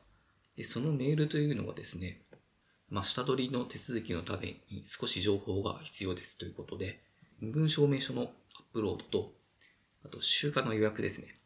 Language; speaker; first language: Japanese; native; Japanese